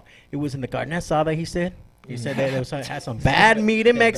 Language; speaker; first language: English; native; English